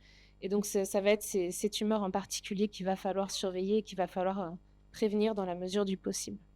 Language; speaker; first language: French; native; French